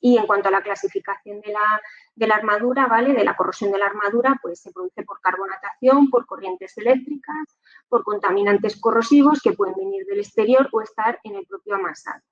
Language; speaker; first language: Spanish; native; Spanish